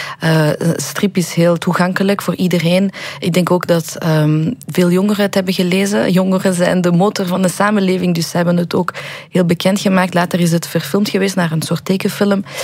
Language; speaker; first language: Dutch; early bilingual, other home language; Persian